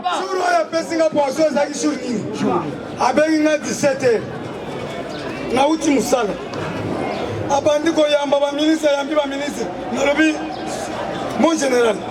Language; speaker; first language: Lingala; native; Lingala